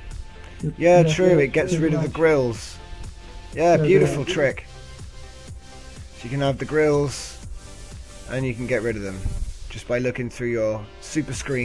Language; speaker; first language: English; native; English